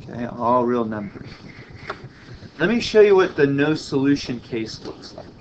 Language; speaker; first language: English; native; English